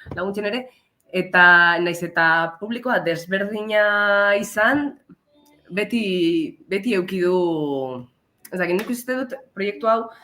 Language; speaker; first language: Basque; non-native, local second language; Spanish